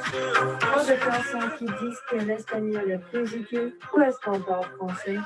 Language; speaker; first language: French; non-native, learner; English